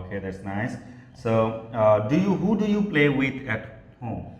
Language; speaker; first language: English; non-native, fluent; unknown